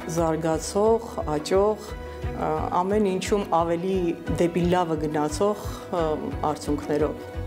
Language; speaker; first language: Armenian; native; Armenian